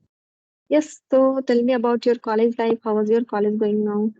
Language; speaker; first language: English; non-native, learner; Hindi